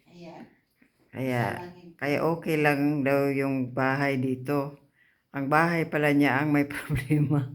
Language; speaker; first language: Filipino; non-native, local second language; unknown